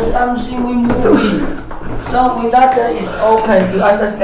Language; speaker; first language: English; non-native, learner; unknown